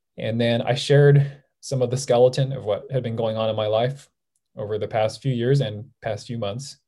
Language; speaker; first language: English; native; English